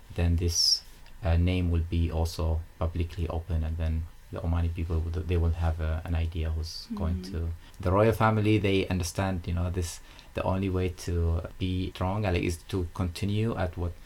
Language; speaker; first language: English; non-native, fluent; Arabic